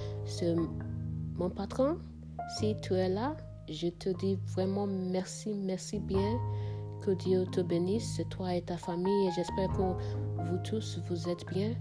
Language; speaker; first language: French; non-native, fluent; English